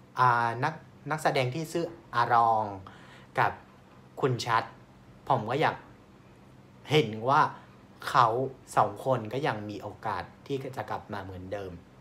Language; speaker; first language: Thai; non-native, fluent; Vietnamese